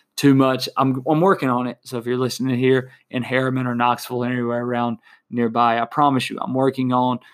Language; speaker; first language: English; native; English